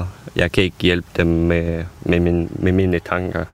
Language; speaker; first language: Danish; non-native, fluent; Ukrainian